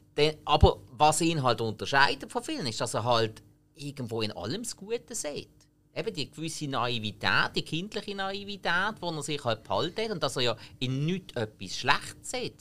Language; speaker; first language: German; native; German